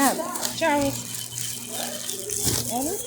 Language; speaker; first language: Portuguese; non-native, learner; Haitian Creole